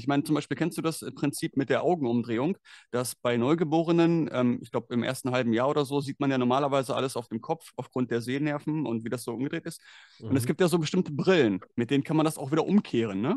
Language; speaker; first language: German; native; German